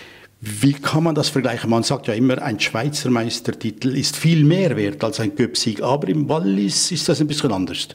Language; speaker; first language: German; native; German